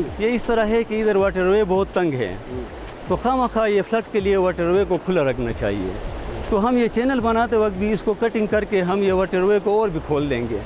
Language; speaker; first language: Urdu; non-native, local second language; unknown